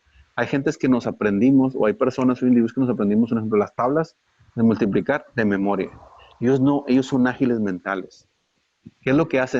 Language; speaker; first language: Spanish; native; Spanish